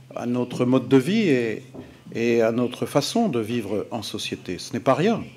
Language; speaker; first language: French; native; French